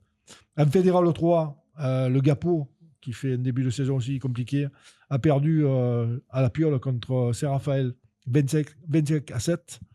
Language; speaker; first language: French; native; French